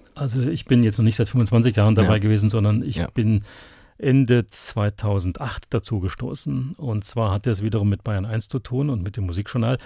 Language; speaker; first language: German; native; German